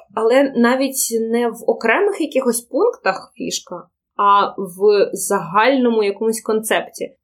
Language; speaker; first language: Ukrainian; non-native, local second language; Russian